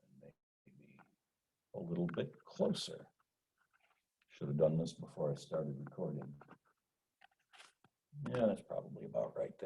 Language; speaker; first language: English; native; English